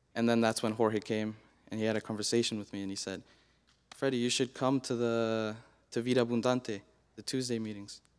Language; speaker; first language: English; native; English